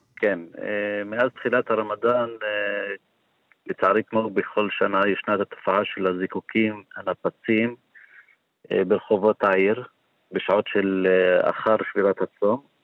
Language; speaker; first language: Hebrew; non-native, local second language; Arabic